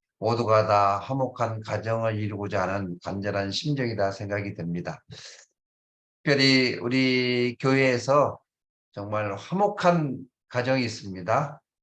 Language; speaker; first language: Korean; native; Korean